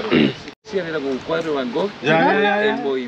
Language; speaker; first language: Spanish; native; Spanish